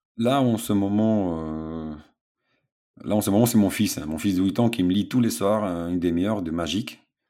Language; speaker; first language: French; non-native, fluent; Romanian